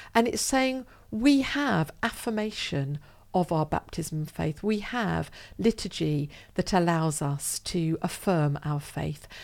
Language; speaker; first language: English; native; English